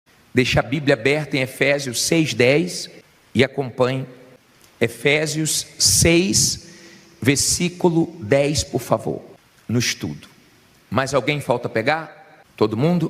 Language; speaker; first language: Portuguese; native; Portuguese